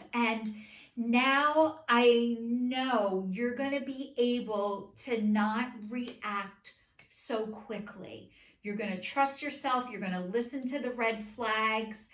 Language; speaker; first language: English; native; English